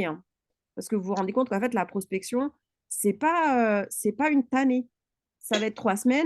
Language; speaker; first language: French; native; French